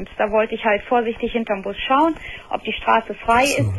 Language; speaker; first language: German; native; German